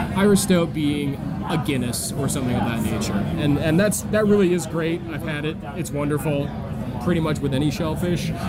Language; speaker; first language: English; native; English